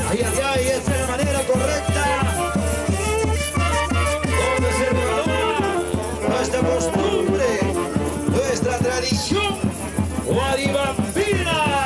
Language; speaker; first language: Spanish; native; Spanish